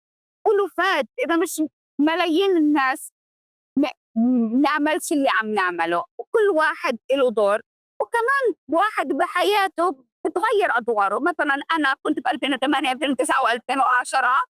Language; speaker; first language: Arabic; early bilingual, heritage; Arabic